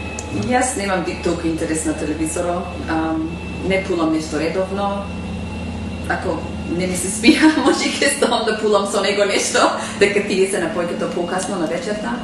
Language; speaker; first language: Macedonian; early bilingual, heritage; Macedonian